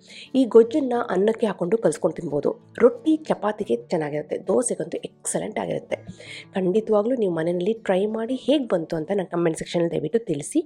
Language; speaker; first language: Kannada; native; Kannada